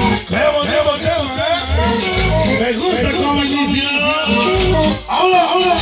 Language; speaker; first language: Spanish; native; Spanish